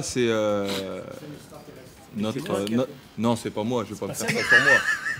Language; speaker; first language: French; native; French